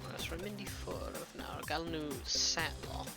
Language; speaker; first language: Welsh; non-native, local second language; English